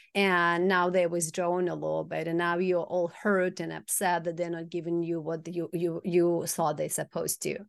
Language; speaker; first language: English; non-native, fluent; Russian